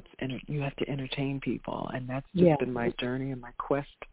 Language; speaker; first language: English; native; English